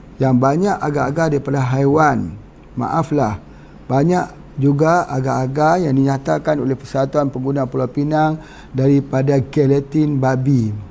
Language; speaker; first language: Malay; native; Malay